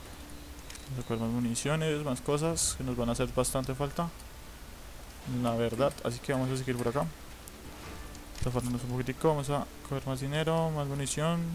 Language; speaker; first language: Spanish; native; Spanish